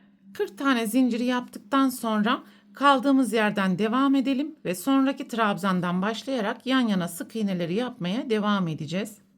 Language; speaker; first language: Turkish; native; Turkish